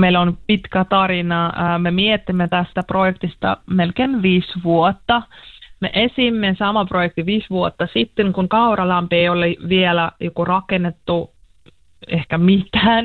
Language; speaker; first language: Finnish; non-native, learner; Russian